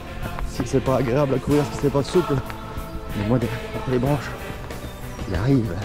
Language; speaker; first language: French; native; French